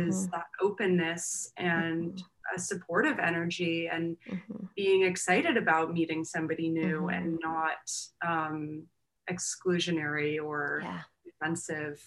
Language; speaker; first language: English; native; English